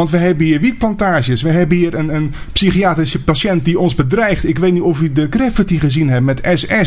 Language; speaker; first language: Dutch; native; Dutch